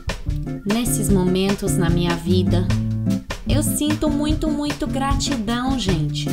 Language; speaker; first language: Portuguese; non-native, learner; English